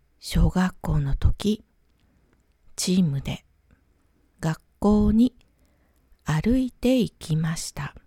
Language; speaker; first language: Japanese; native; Japanese